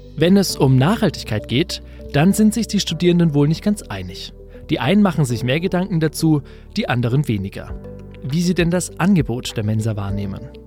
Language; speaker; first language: German; native; German